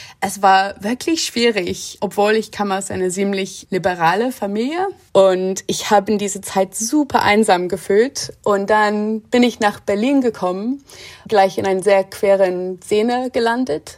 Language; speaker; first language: German; non-native, fluent; English